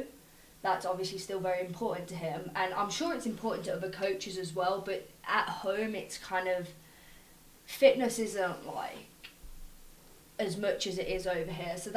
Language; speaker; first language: English; native; English